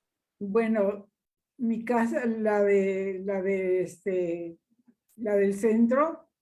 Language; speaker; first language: Spanish; early bilingual, other home language; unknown